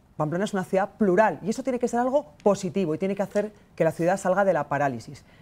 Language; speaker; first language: Spanish; native; Spanish